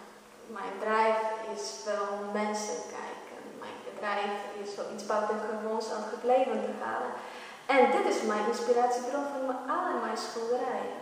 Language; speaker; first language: Dutch; non-native, fluent; Polish